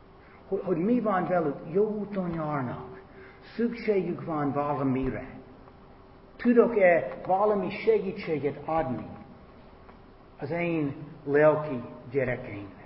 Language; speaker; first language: Hungarian; non-native, fluent; English